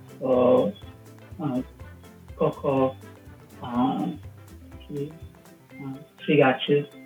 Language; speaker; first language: Japanese; non-native, learner; English